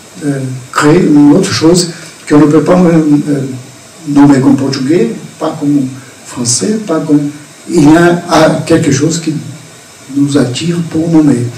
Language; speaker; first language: French; non-native, fluent; Portuguese